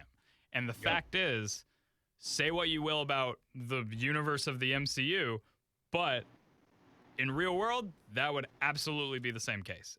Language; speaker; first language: English; native; English